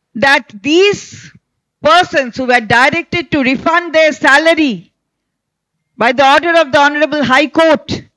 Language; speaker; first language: English; non-native, local second language; Bangla